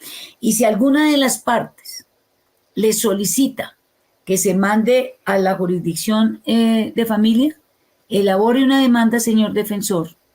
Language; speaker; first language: Spanish; native; Spanish